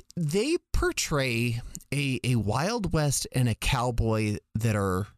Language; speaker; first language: English; native; English